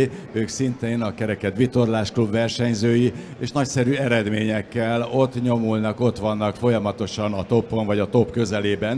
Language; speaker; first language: Hungarian; native; Hungarian